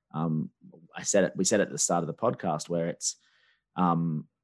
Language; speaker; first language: English; native; English